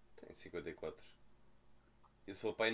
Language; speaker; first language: Portuguese; native; Portuguese